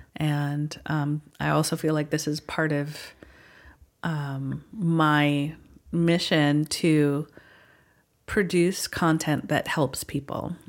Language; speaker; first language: English; early bilingual, other home language; Filipino